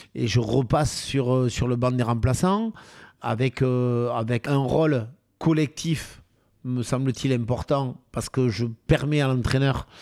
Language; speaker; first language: French; native; French